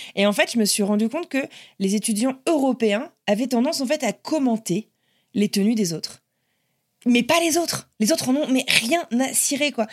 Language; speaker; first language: French; native; French